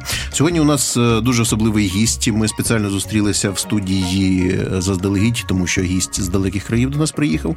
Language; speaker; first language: Ukrainian; native; Ukrainian